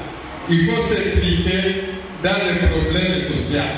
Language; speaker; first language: French; non-native, local second language; Swahili